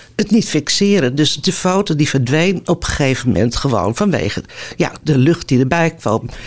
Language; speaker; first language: Dutch; native; Dutch